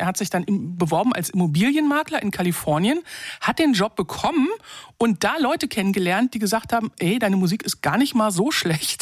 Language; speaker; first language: German; native; German